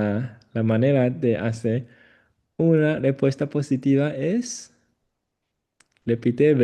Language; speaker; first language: Spanish; non-native, fluent; Chinese